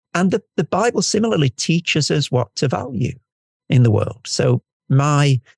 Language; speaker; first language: English; native; English